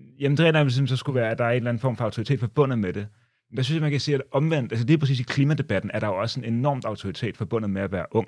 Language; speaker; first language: Danish; native; Danish